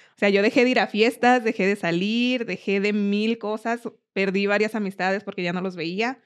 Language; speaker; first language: Spanish; native; Spanish